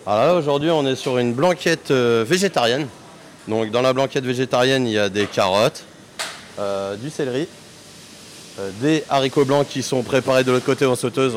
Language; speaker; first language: French; native; French